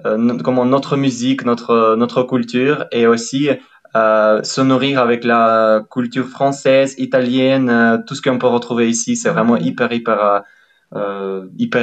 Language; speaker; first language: French; non-native, fluent; Ukrainian